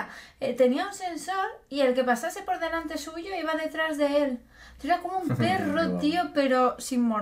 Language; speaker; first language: Spanish; native; Spanish